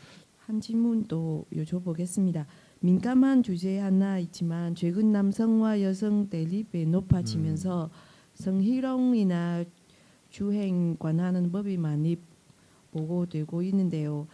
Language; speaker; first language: Korean; non-native, fluent; Vietnamese